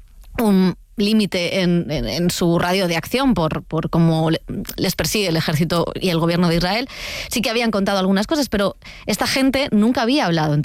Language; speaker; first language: Spanish; native; Spanish